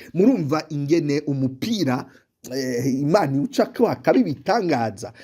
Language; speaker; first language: Rundi; native; Rundi